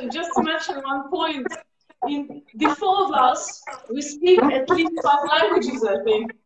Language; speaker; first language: English; non-native, fluent; Russian